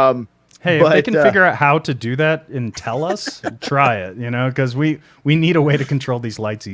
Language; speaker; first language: English; native; English